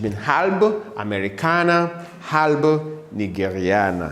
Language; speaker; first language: German; non-native, learner; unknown